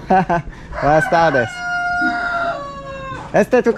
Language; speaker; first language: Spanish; non-native, learner; English